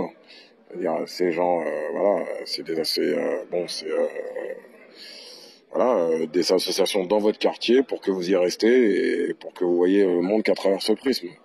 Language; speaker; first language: French; native; French